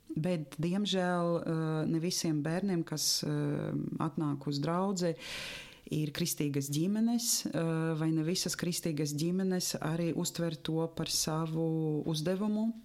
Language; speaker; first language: Latvian; non-native, local second language; Russian